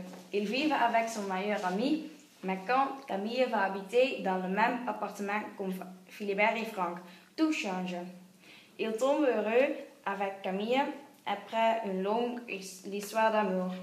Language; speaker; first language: French; non-native, learner; Dutch